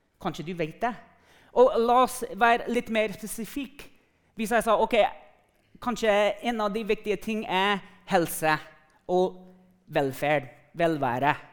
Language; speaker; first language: Norwegian; non-native, fluent; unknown